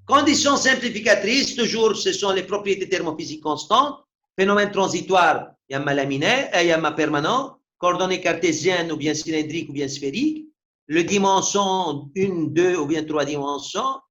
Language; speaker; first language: French; non-native, local second language; Arabic